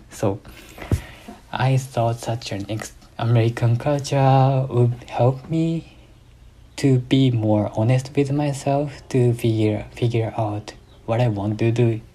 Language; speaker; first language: English; non-native, fluent; Japanese